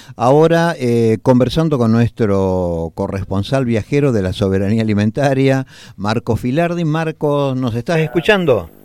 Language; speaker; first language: Spanish; native; Spanish